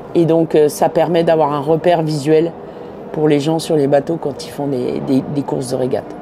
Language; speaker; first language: French; native; French